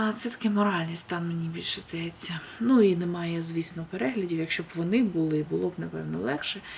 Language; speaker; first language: Ukrainian; non-native, local second language; Russian